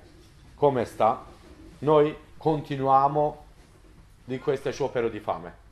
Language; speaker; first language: Italian; non-native, learner; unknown